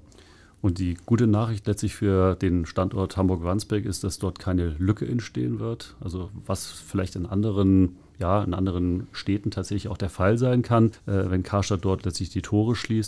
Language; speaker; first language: German; native; German